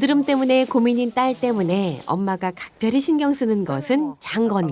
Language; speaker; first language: Korean; native; Korean